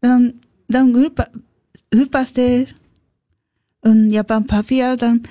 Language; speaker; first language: German; non-native, learner; Japanese